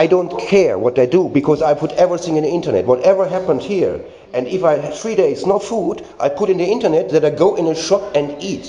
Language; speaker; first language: English; non-native, learner; German